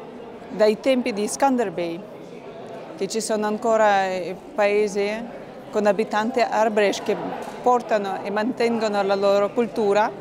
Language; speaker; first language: Italian; non-native, fluent; Albanian